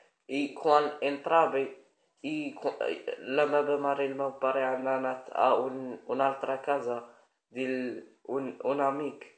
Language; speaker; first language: Catalan; non-native, learner; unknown